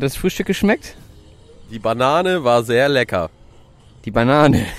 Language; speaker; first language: German; native; German